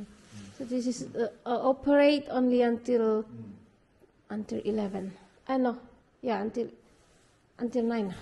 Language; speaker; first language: English; non-native, learner; Indonesian